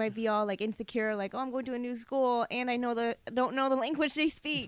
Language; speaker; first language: English; early bilingual, other home language; Korean